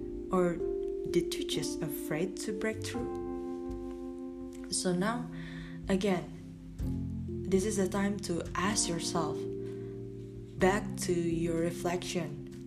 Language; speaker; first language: English; non-native, learner; Indonesian